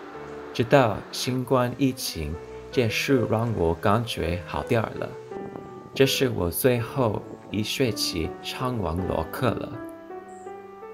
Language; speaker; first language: Chinese; non-native, learner; English